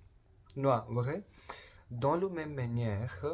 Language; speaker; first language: French; non-native, learner; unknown